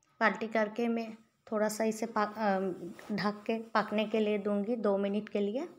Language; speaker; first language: Hindi; non-native, local second language; Bangla